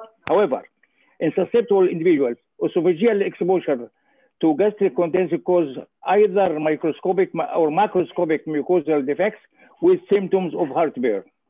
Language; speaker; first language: English; non-native, fluent; Arabic